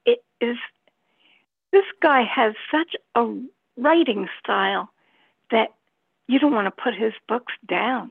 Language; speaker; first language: English; native; English